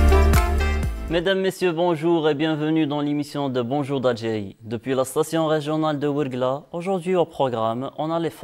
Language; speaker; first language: French; non-native, local second language; Arabic